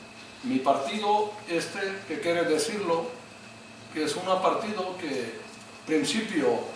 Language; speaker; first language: Spanish; non-native, learner; Urdu